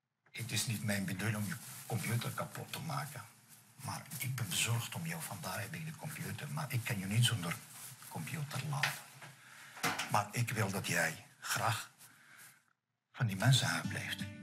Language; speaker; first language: Dutch; non-native, fluent; Arabic